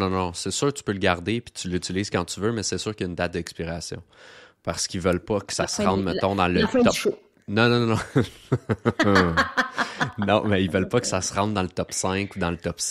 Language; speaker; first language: French; native; French